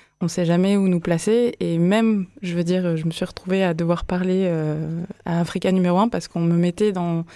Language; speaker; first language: French; early bilingual, other home language; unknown